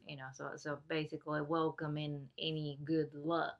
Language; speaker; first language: English; non-native, fluent; Japanese